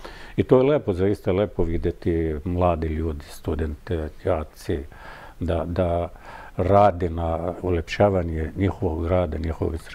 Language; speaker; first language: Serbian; non-native, fluent; Arabic